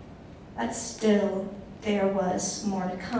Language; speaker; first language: English; native; English